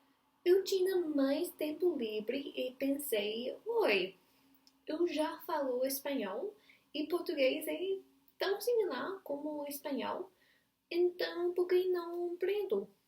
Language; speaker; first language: Portuguese; non-native, learner; English